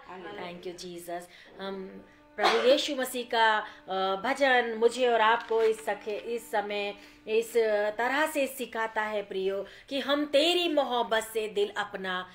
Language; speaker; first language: Hindi; non-native, local second language; Gujarati